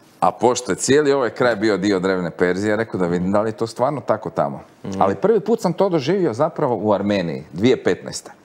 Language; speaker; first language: Croatian; native; Croatian